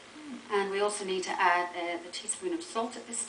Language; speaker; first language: English; native; English